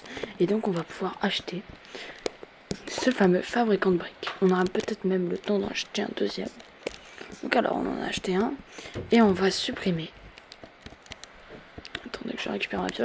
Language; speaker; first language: French; native; French